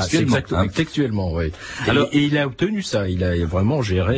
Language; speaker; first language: French; native; French